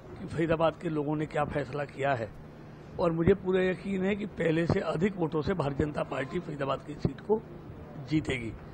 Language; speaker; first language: Hindi; native; Hindi